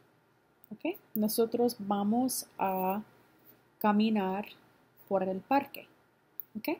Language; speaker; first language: Spanish; non-native, fluent; English